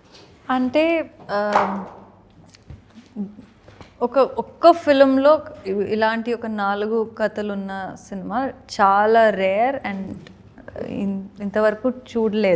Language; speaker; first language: Telugu; non-native, learner; Kannada